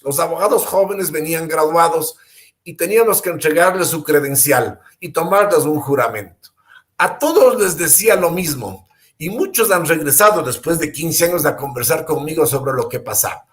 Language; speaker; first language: Spanish; native; Spanish